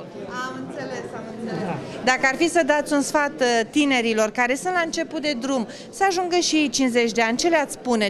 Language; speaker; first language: Romanian; native; Romanian